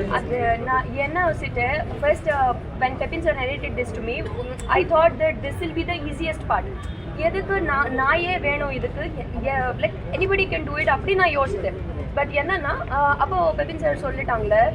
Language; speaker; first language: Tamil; non-native, learner; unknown